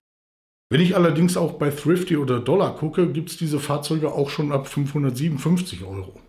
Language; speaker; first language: German; native; German